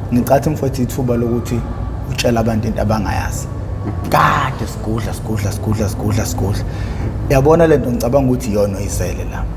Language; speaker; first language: Zulu; native; Zulu